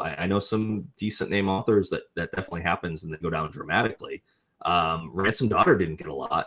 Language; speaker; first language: English; native; English